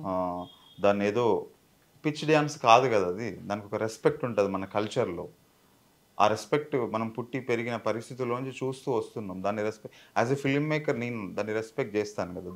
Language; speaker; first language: Telugu; native; Telugu